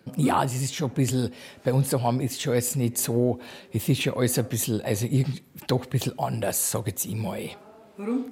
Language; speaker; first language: German; native; German